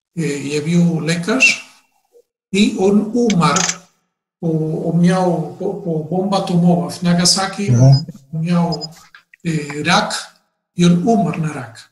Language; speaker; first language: Polish; non-native, learner; Spanish